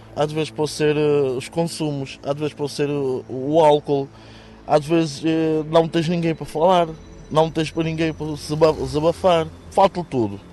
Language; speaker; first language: Portuguese; non-native, fluent; Romanian